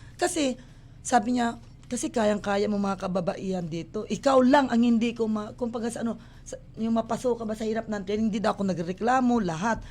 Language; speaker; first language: Filipino; non-native, local second language; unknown